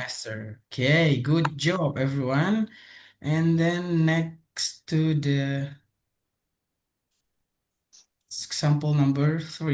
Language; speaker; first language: English; non-native, fluent; Indonesian